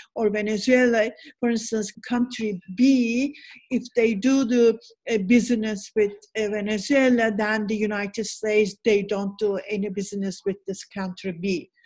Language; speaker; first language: English; non-native, fluent; Turkish